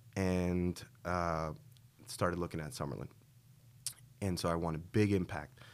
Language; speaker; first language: English; native; English